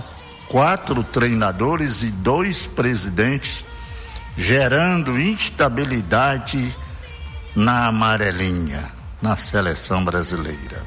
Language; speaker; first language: Portuguese; native; Portuguese